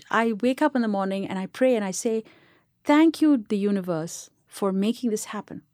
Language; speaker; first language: English; non-native, local second language; Tamil